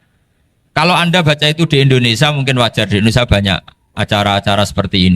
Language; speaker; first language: Indonesian; non-native, local second language; Javanese